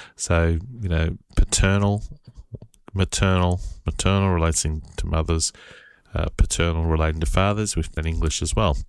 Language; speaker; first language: English; native; English